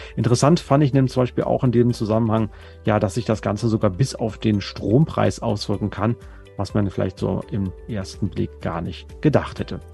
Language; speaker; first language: German; native; German